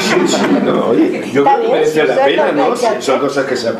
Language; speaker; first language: Spanish; native; Spanish